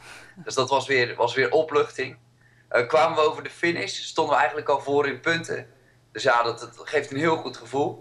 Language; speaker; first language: Dutch; native; Dutch